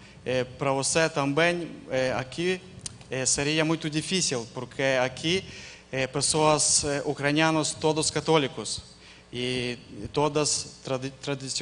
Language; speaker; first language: Portuguese; non-native, learner; Ukrainian